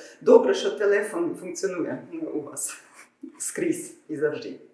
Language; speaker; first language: Ukrainian; non-native, fluent; German